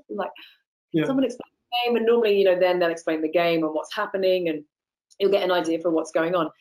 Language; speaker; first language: English; native; English